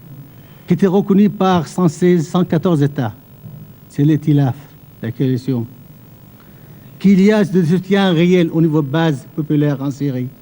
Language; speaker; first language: French; non-native, fluent; Arabic